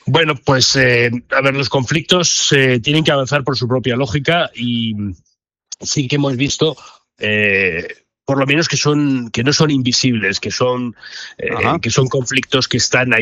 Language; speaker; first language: Spanish; native; Spanish